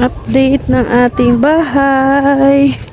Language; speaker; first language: Filipino; native; Filipino